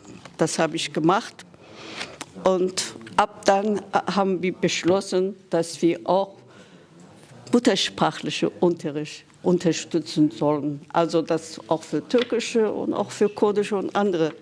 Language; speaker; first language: German; non-native, fluent; Kurdish